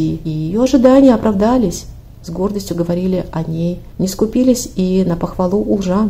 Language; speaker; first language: Russian; native; Russian